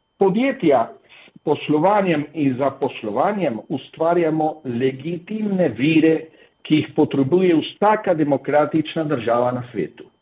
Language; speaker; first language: Slovenian; early bilingual, heritage; Slovenian